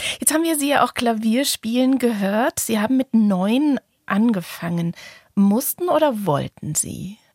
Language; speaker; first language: German; native; German